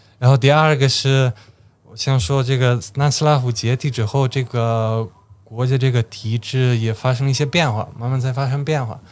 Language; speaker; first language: Chinese; non-native, fluent; Slovenian